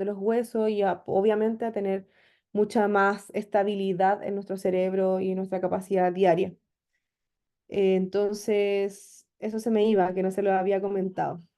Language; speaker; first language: Spanish; native; Spanish